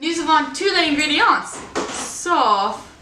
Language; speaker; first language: French; non-native, learner; English